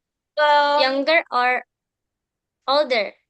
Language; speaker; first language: English; non-native, fluent; Indonesian